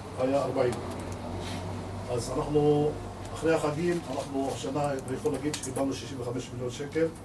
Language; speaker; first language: Hebrew; non-native, local second language; Arabic